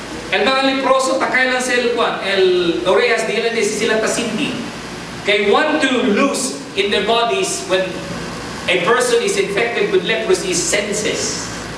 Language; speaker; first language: English; non-native, local second language; Chavacano